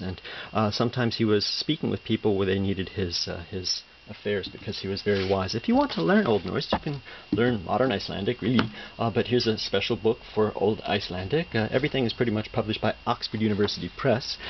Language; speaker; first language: English; native; English